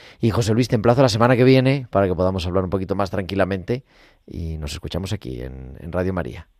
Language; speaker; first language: Spanish; native; Spanish